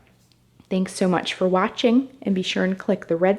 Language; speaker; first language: English; native; English